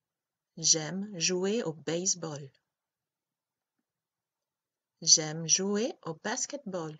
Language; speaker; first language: French; non-native, learner; English